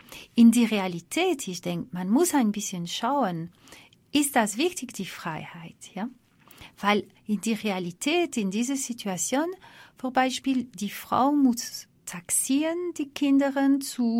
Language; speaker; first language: German; non-native, fluent; French